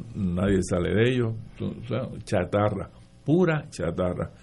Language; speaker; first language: Spanish; native; Spanish